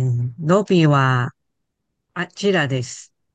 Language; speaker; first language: Japanese; non-native, learner; Chinese